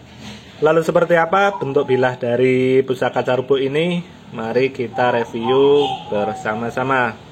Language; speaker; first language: Indonesian; non-native, local second language; Javanese